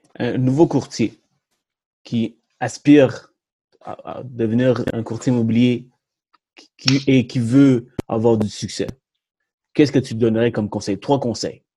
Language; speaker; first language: French; early bilingual, other home language; Tamil